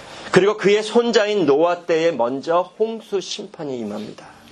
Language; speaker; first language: Korean; native; Korean